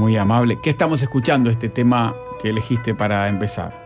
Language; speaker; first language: Spanish; native; Spanish